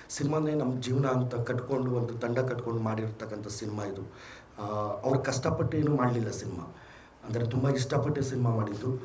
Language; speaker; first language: Kannada; native; Kannada